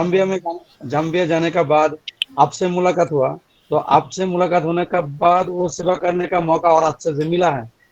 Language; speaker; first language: Hindi; non-native, local second language; Bangla